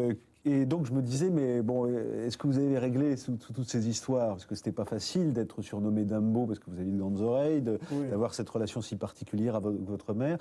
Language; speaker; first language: French; native; French